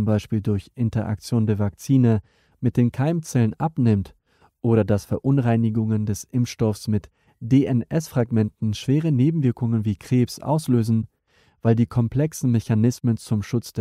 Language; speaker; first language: German; native; German